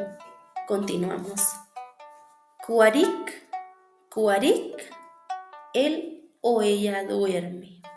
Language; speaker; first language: Spanish; non-native, local second language; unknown